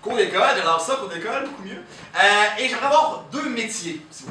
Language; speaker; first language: French; native; French